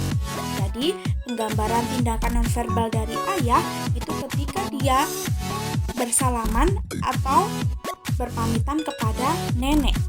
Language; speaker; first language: Indonesian; native; Indonesian